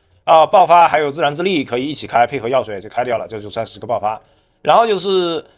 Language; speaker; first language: Chinese; native; Chinese